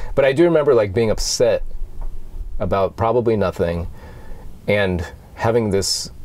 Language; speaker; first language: English; native; English